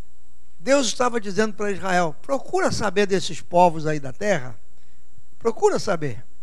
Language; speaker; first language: Portuguese; native; Portuguese